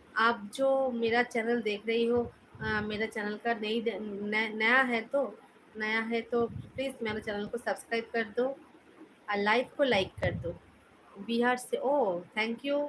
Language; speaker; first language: Hindi; non-native, local second language; Bangla